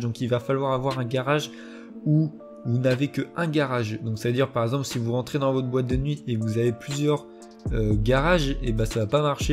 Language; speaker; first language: French; native; French